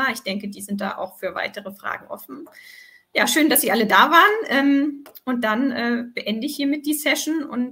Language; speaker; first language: German; native; German